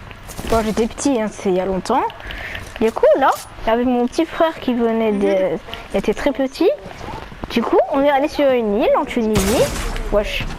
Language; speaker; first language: French; native; French